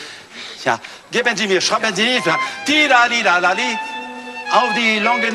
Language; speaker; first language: German; non-native, learner; French